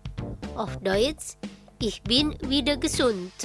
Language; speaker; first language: German; non-native, learner; Indonesian